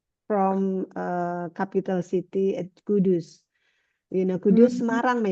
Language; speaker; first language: English; non-native, learner; Indonesian